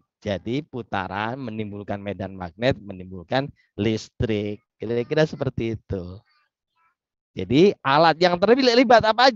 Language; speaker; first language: Indonesian; native; Indonesian